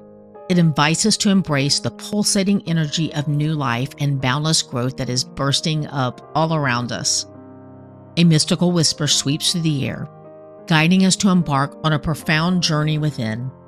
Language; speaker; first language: English; native; English